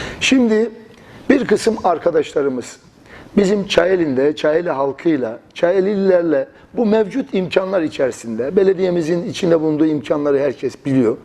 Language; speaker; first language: Turkish; native; Turkish